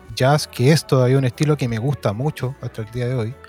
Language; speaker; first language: Spanish; native; Spanish